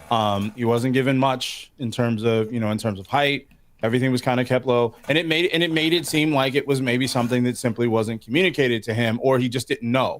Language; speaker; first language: English; native; English